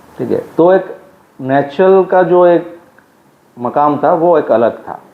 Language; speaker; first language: Hindi; non-native, local second language; Bangla